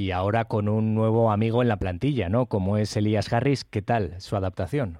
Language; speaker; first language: Spanish; native; Spanish